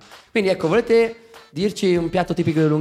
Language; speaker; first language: Italian; native; Italian